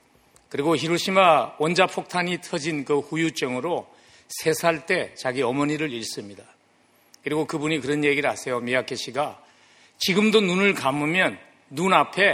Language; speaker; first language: Korean; native; Korean